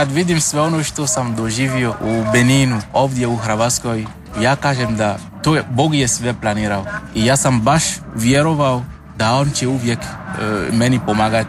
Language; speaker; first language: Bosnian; non-native, fluent; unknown